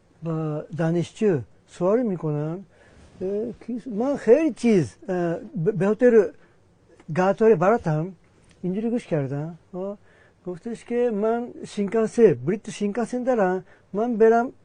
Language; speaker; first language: Persian; non-native, learner; Japanese